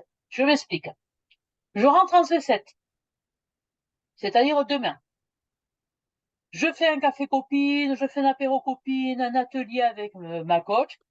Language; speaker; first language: French; native; French